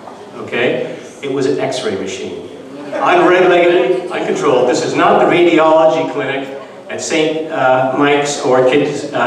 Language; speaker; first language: English; native; English